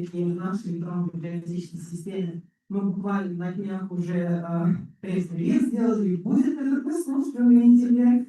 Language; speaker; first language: Russian; native; Russian